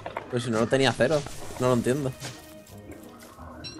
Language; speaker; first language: Spanish; native; Spanish